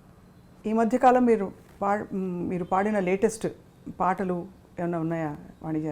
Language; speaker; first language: Telugu; native; Telugu